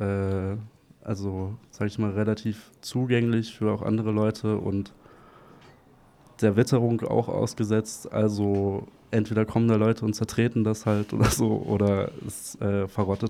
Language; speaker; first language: German; native; German